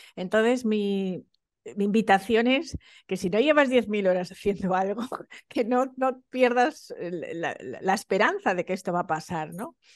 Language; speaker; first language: Spanish; early bilingual, other home language; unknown